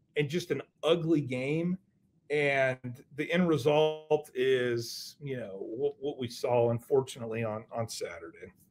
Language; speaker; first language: English; native; English